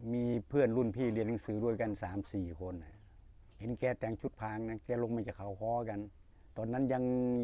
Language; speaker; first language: Thai; native; Thai